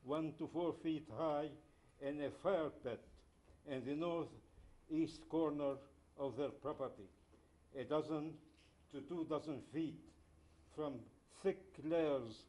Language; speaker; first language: English; non-native, fluent; Arabic